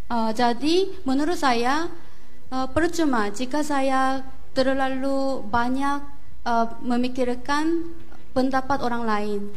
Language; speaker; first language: Indonesian; non-native, learner; Korean